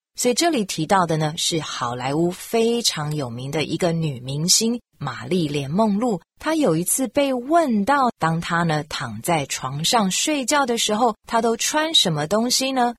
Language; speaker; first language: Chinese; native; Chinese